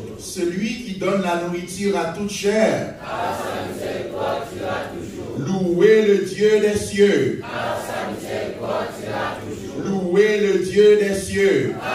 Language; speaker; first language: French; non-native, local second language; Haitian Creole